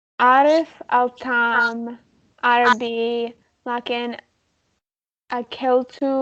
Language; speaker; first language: Arabic; non-native, learner; English